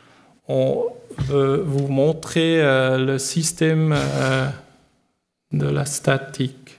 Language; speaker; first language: French; non-native, learner; German